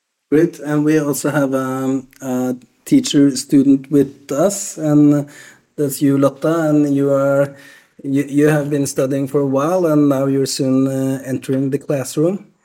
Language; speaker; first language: English; non-native, fluent; Norwegian